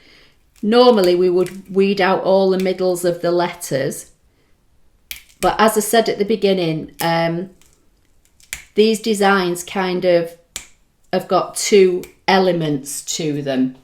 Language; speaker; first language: English; native; English